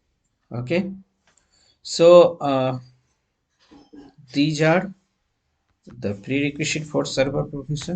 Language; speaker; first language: English; non-native, local second language; Hindi